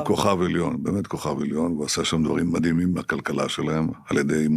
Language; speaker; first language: Hebrew; native; Hebrew